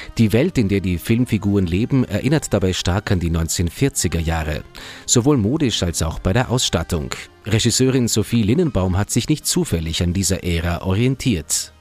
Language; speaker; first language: German; native; German